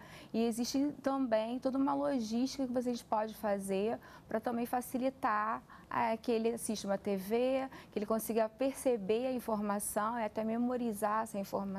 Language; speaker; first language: Portuguese; native; Portuguese